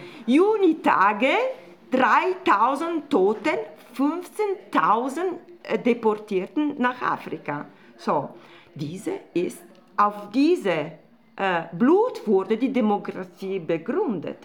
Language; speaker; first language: German; non-native, fluent; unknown